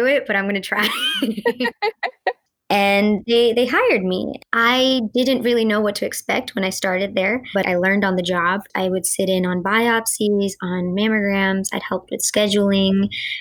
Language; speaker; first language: English; early bilingual, other home language; Gujarati